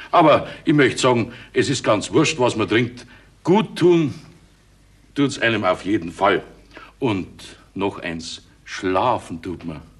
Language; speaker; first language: German; native; German